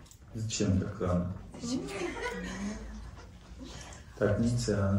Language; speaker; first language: Russian; native; Russian